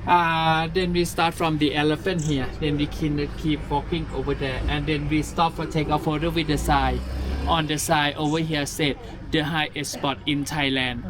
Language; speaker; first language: English; non-native, learner; Thai